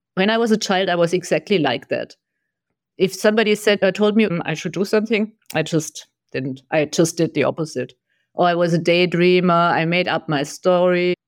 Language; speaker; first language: English; non-native, fluent; German